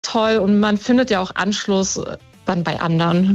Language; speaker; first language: German; native; German